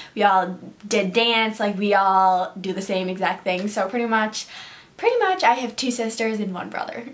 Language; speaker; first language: English; native; English